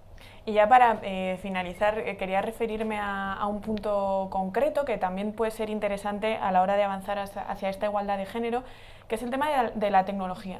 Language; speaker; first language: Spanish; native; Spanish